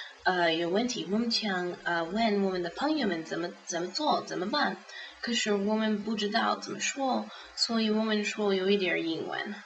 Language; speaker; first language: Chinese; non-native, learner; English